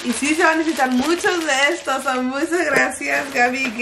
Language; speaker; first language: Spanish; early bilingual, heritage; Spanish